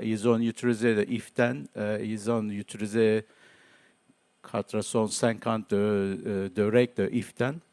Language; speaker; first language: French; non-native, learner; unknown